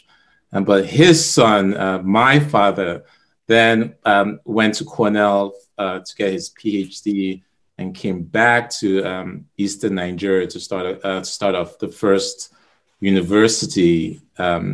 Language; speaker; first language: English; non-native, local second language; Igbo